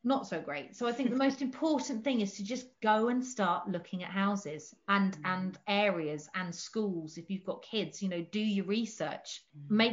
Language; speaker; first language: English; native; English